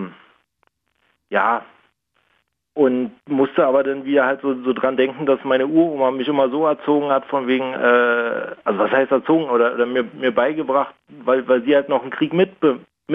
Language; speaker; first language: German; native; German